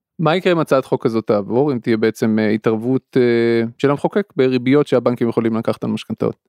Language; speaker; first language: Hebrew; native; Hebrew